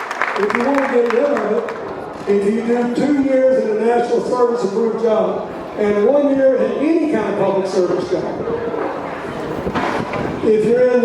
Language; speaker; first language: English; native; English